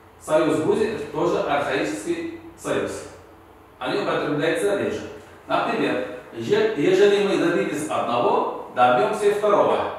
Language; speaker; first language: Russian; non-native, local second language; Uzbek